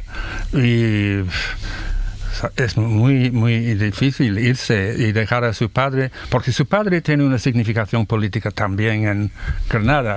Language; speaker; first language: Spanish; non-native, fluent; English